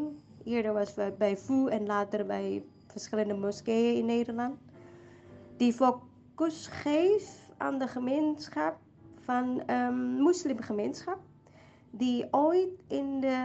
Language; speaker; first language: Dutch; non-native, fluent; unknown